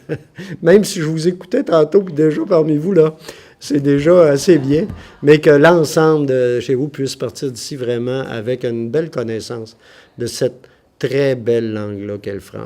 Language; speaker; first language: French; native; French